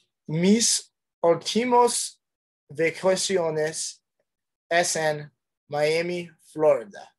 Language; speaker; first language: Spanish; non-native, learner; English